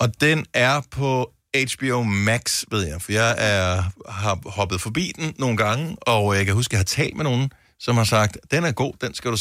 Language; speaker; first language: Danish; native; Danish